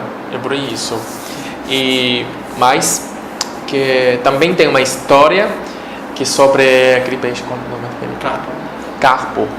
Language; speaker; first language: Portuguese; non-native, fluent; Chinese